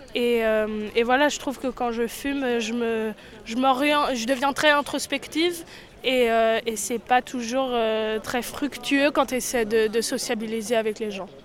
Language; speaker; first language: French; native; French